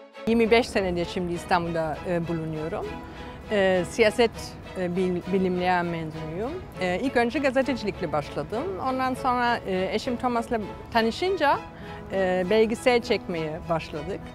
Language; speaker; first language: Turkish; non-native, fluent; German